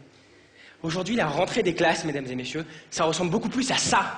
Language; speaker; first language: French; native; French